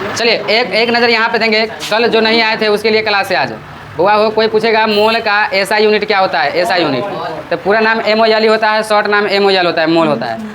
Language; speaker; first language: Hindi; native; Hindi